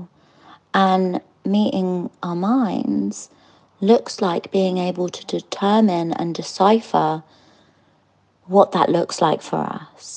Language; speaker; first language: English; native; English